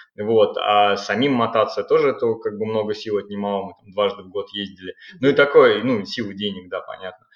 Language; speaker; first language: Russian; native; Russian